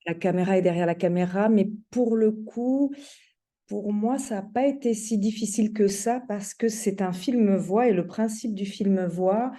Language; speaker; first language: French; native; French